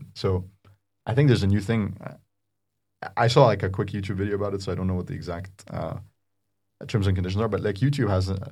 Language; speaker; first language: English; non-native, fluent; Arabic